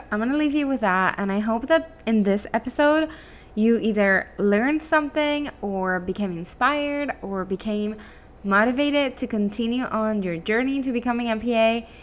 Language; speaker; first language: English; non-native, fluent; Spanish